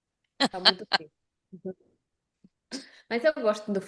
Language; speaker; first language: Portuguese; non-native, learner; Spanish